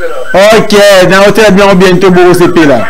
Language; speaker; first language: French; non-native, local second language; Lingala